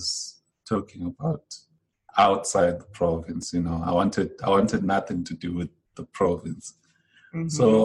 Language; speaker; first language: English; non-native, local second language; Zulu